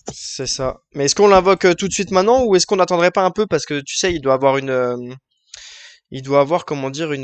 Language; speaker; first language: French; native; French